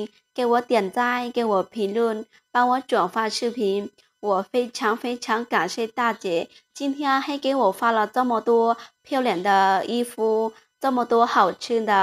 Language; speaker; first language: Chinese; non-native, fluent; Lao